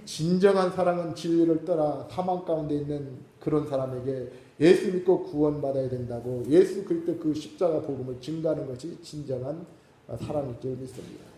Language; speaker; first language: Korean; native; Korean